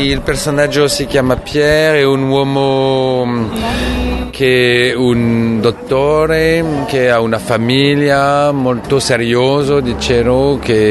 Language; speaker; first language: Italian; non-native, fluent; French